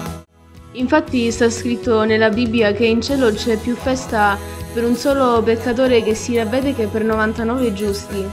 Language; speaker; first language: Italian; native; Italian